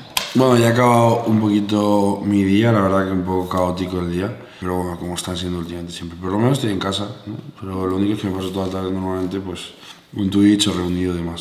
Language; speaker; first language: Spanish; native; Spanish